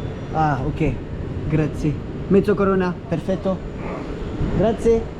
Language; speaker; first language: Italian; non-native, learner; French